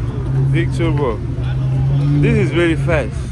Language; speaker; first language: English; native; English